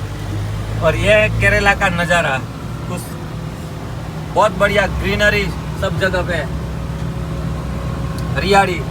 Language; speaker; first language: Hindi; non-native, local second language; Gujarati